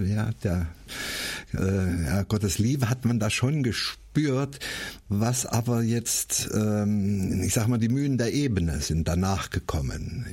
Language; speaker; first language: German; native; German